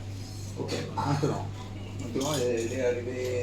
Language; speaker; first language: French; non-native, fluent; Italian